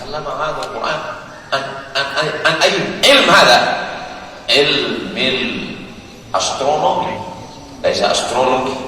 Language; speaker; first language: Arabic; non-native, fluent; Indonesian